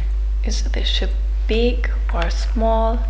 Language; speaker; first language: English; non-native, fluent; German